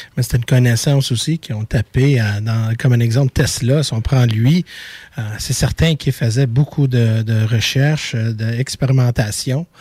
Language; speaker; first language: French; native; French